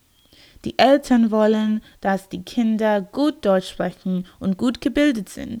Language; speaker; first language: German; non-native, learner; English